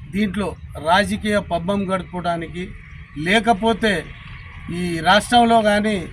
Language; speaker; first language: Telugu; non-native, local second language; Lambadi